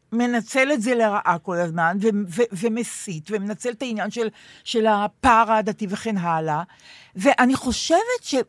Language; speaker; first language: Hebrew; native; Hebrew